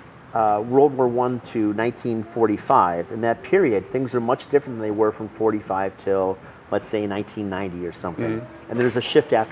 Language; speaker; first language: English; native; English